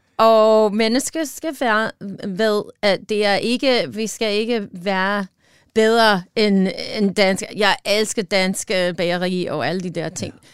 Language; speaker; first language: Danish; non-native, learner; English